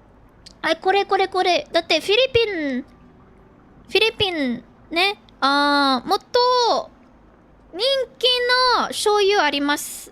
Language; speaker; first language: Japanese; non-native, learner; Filipino